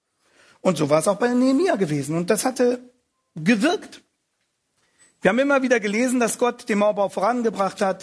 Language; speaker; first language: German; native; German